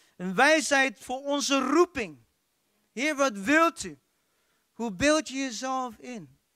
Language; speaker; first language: Dutch; non-native, fluent; Filipino